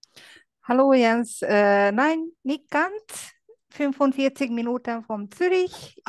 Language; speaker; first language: German; non-native, fluent; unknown